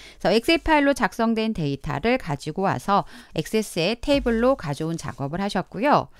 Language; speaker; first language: Korean; native; Korean